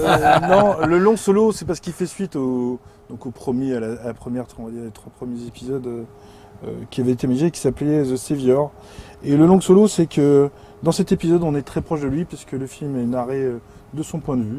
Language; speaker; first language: French; native; French